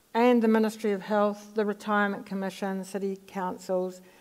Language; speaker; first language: English; native; English